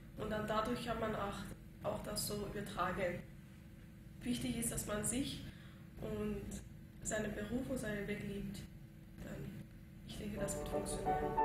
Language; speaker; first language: German; non-native, fluent; Persian